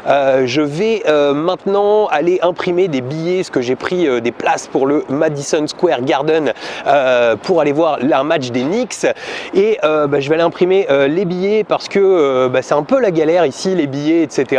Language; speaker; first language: French; native; French